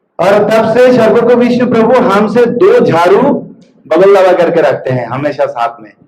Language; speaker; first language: Hindi; non-native, local second language; Bangla